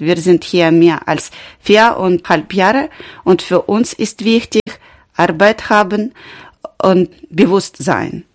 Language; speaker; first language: German; non-native, learner; Ukrainian